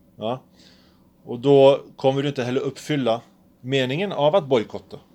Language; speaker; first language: Swedish; early bilingual, other home language; Arabic